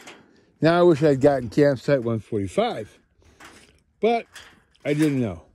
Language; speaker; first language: English; native; English